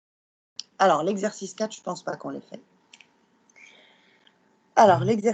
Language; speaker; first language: French; non-native, local second language; Arabic